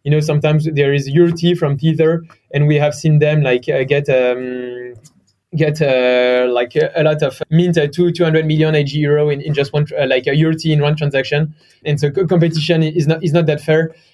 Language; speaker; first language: English; non-native, fluent; French